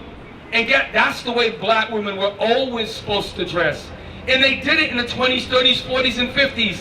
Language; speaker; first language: English; native; English